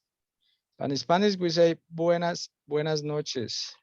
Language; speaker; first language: English; non-native, fluent; Spanish